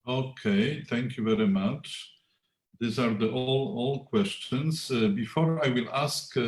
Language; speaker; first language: English; non-native, fluent; Polish